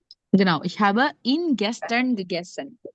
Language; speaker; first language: German; non-native, learner; Indonesian